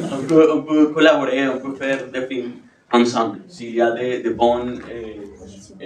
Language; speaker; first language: French; non-native, learner; Spanish